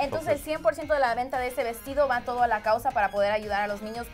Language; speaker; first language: Spanish; native; Spanish